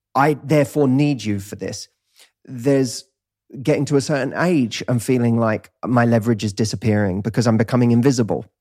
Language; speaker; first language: English; native; English